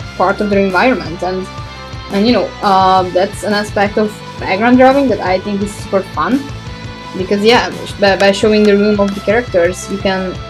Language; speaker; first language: English; non-native, fluent; Hungarian